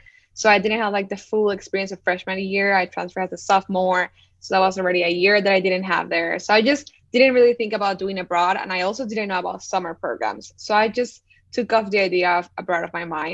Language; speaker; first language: English; non-native, fluent; Spanish